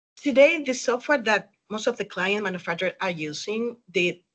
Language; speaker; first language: English; non-native, fluent; Spanish